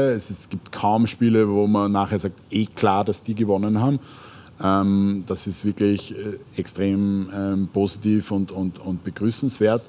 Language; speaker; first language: German; native; German